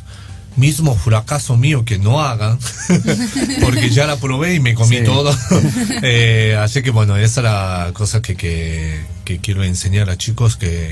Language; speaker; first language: Spanish; non-native, learner; Japanese